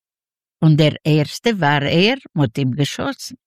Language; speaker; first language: German; non-native, learner; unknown